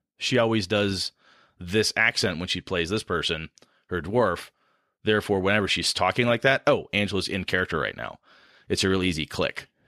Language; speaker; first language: English; native; English